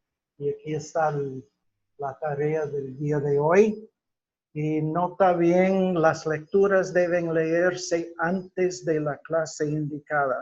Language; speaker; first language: Spanish; non-native, fluent; English